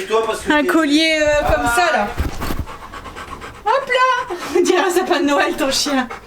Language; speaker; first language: French; native; French